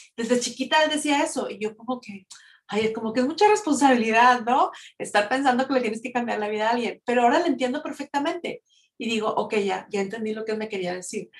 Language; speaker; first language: Spanish; native; Spanish